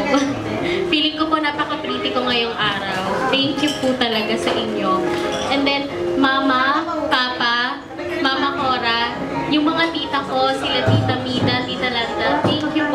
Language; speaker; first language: Filipino; native; Filipino